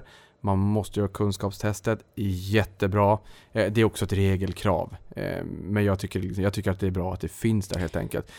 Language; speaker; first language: Swedish; native; Swedish